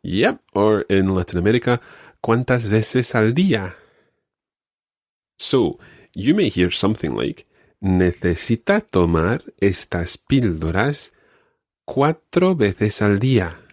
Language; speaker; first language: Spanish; non-native, fluent; English